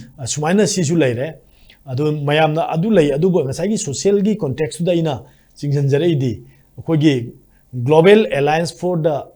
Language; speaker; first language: Manipuri; native; Manipuri